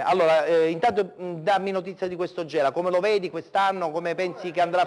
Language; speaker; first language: Italian; native; Italian